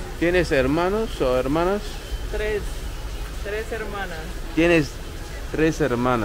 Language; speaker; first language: Spanish; non-native, learner; English